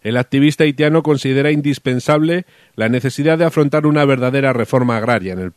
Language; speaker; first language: Spanish; native; Spanish